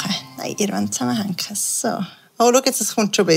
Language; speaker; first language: German; native; German